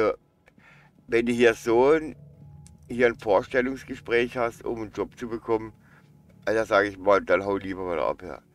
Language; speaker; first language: German; native; German